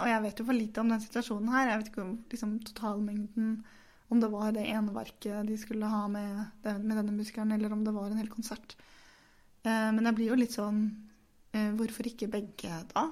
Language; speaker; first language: Norwegian; native; Norwegian